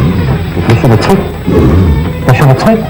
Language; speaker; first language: Hebrew; native; Hebrew